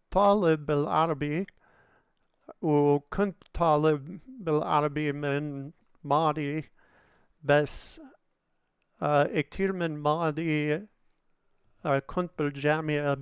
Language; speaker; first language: Arabic; non-native, learner; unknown